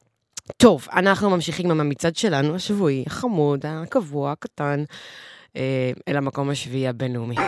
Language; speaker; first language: Hebrew; native; Hebrew